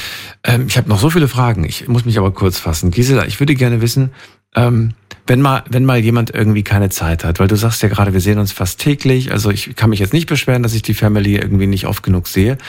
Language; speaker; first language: German; native; German